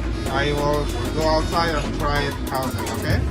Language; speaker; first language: English; non-native, learner; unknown